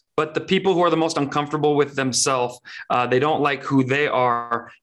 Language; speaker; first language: English; early bilingual, other home language; Persian